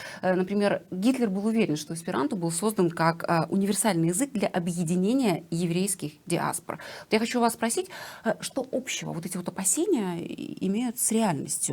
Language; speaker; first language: Russian; native; Russian